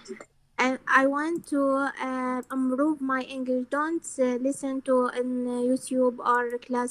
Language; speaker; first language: English; non-native, learner; Arabic